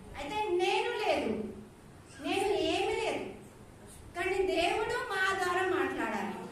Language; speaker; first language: Telugu; non-native, learner; Odia